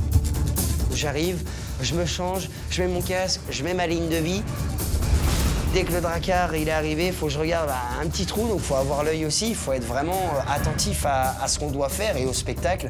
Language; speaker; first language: French; native; French